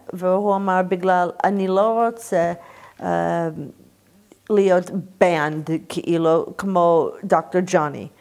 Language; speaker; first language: Hebrew; non-native, learner; English